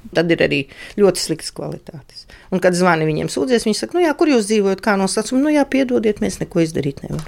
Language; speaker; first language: Latvian; non-native, local second language; Russian